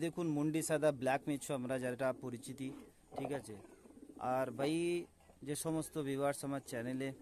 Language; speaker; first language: Hindi; non-native, local second language; Bangla